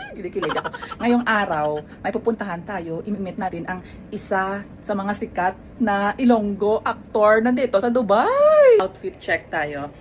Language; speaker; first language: Filipino; non-native, local second language; Hiligaynon